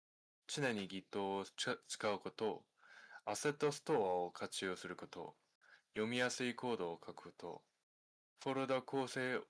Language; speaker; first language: Japanese; non-native, fluent; Korean